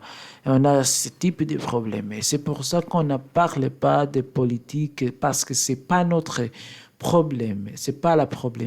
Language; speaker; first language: French; non-native, learner; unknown